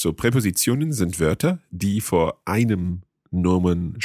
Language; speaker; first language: German; non-native, learner; English